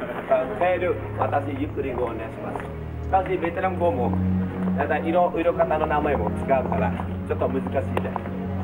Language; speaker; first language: Japanese; non-native, learner; Vietnamese